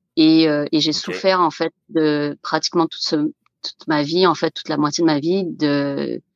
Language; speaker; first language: French; native; French